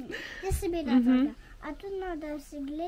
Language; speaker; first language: Russian; early bilingual, heritage; Russian